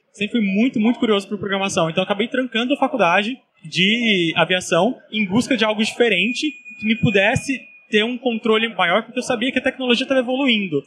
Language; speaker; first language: Portuguese; native; Portuguese